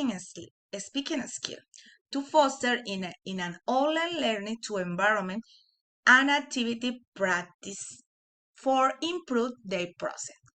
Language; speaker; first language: English; non-native, learner; Spanish